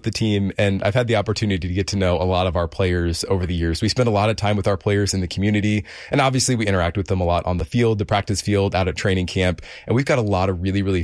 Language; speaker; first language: English; native; English